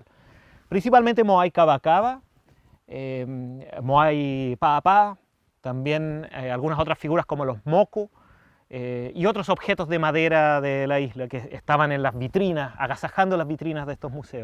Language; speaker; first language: Spanish; native; Spanish